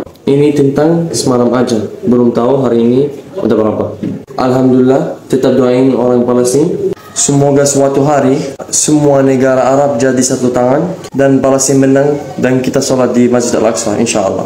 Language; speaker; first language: Indonesian; non-native, fluent; Arabic